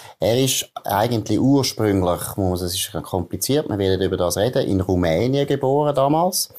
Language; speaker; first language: German; native; German